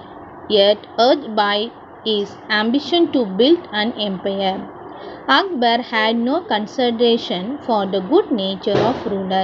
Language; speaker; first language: English; non-native, local second language; Tamil